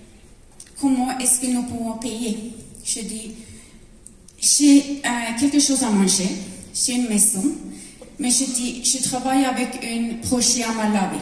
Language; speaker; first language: French; non-native, learner; Norwegian